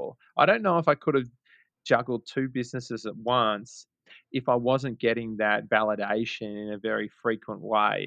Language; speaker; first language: English; native; English